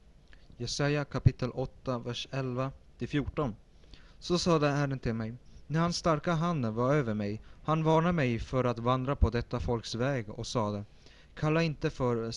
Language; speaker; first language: Swedish; early bilingual, other home language; Spanish